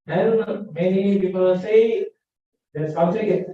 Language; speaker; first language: English; non-native, learner; Indonesian